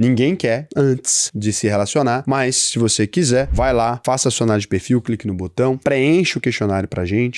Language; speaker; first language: Portuguese; native; Portuguese